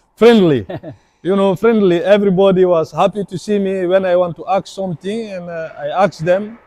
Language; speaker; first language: English; non-native, learner; French